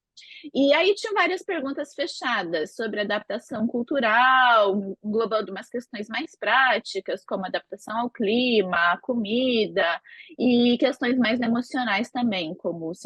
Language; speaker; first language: Portuguese; native; Portuguese